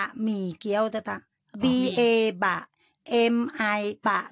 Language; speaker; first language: Chinese; non-native, fluent; Thai